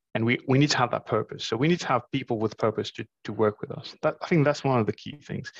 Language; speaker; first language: English; non-native, fluent; Morisyen